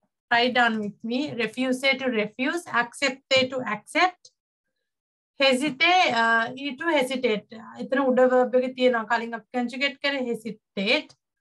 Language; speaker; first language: English; non-native, local second language; Sinhala